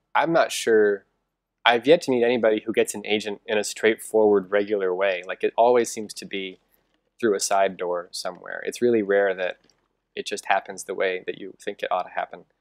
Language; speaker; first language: English; native; English